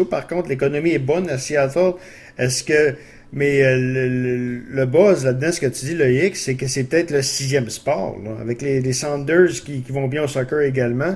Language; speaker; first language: French; native; French